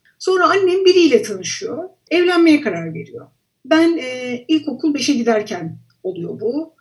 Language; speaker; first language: Turkish; native; Turkish